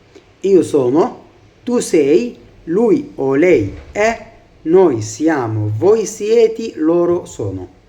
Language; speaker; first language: Italian; non-native, fluent; Arabic